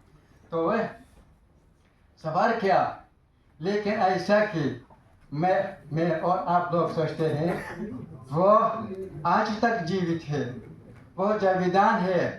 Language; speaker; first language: Hindi; non-native, fluent; Tajik